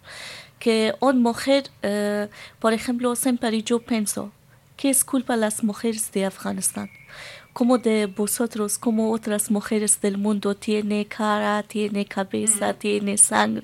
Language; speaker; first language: Spanish; non-native, learner; Persian